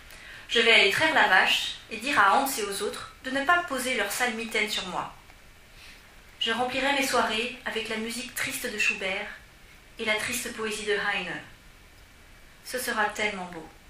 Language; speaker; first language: French; native; French